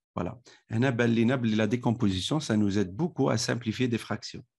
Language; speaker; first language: French; non-native, local second language; Arabic